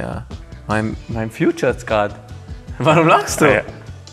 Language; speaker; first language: German; non-native, fluent; Hungarian